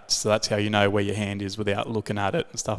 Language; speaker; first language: English; native; English